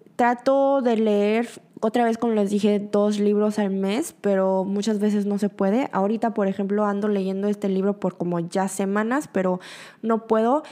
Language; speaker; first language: Spanish; early bilingual, other home language; Korean